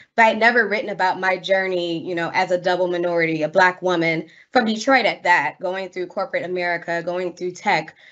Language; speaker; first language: English; native; English